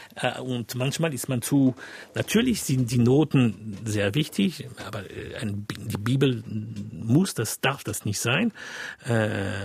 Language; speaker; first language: German; non-native, fluent; French